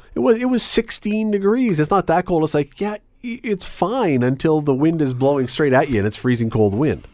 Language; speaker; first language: English; native; English